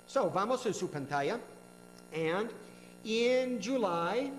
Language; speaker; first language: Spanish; non-native, learner; English